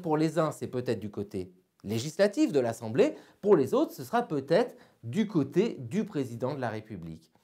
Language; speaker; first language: French; native; French